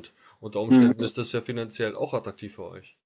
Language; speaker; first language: German; native; German